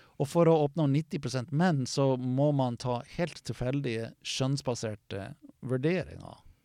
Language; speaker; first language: Norwegian; non-native, fluent; English